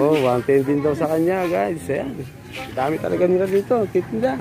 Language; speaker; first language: Filipino; native; Filipino